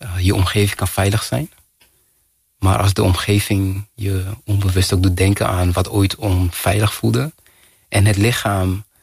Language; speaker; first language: Dutch; early bilingual, other home language; Kinyarwanda